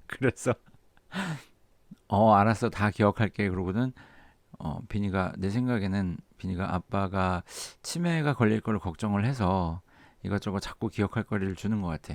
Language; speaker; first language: Korean; native; Korean